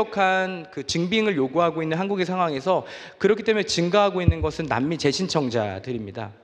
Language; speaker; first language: Korean; native; Korean